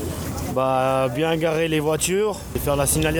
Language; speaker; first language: French; native; French